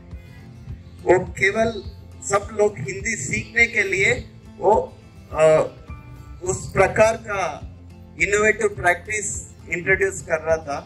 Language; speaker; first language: Hindi; non-native, local second language; Telugu